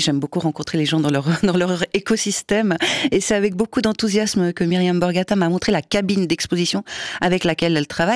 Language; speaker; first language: French; native; French